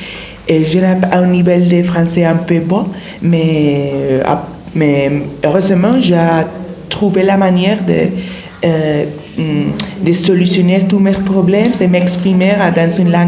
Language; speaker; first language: French; non-native, learner; Spanish